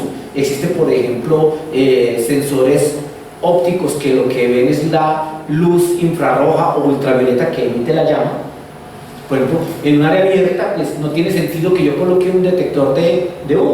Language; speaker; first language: Spanish; native; Spanish